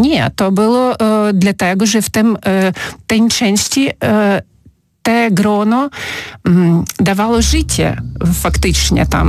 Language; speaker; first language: Polish; non-native, fluent; Ukrainian